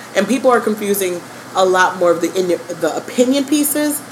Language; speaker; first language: English; native; English